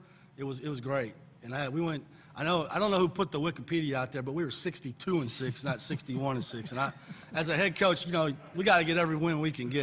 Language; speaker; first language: English; native; English